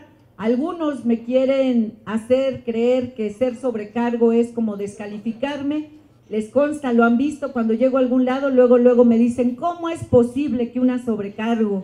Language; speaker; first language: Spanish; native; Spanish